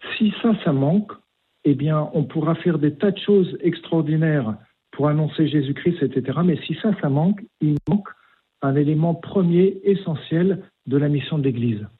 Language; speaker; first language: French; native; French